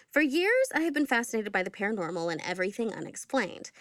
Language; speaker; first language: English; native; English